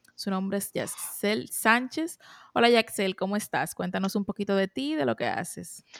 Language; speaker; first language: Spanish; native; Spanish